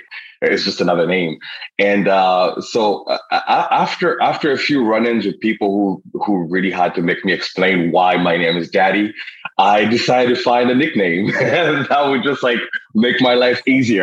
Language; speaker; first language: English; non-native, local second language; Kinyarwanda